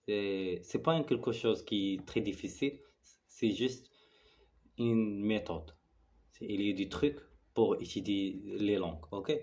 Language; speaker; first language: French; non-native, learner; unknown